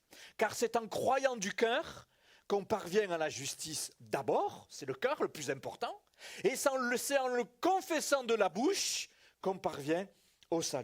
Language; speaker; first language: French; native; French